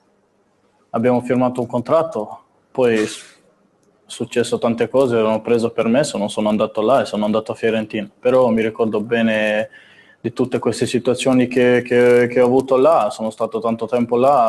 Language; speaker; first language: Italian; non-native, fluent; Serbian